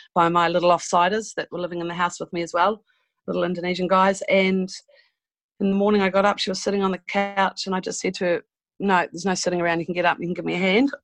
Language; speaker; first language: English; native; English